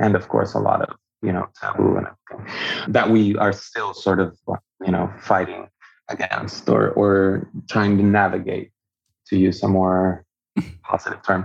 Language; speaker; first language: English; non-native, fluent; Spanish